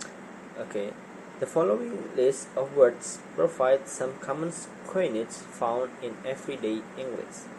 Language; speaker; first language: English; non-native, learner; Indonesian